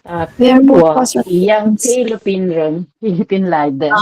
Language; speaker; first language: Chinese; non-native, learner; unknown